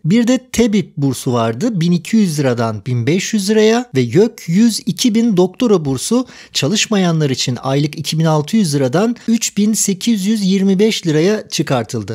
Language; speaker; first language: Turkish; native; Turkish